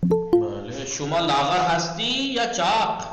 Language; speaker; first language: Persian; non-native, fluent; Urdu